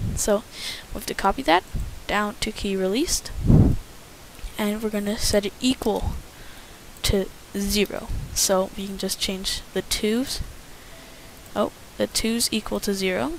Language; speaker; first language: English; native; English